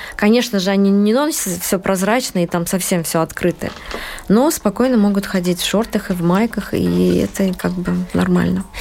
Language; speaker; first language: Russian; non-native, local second language; Uzbek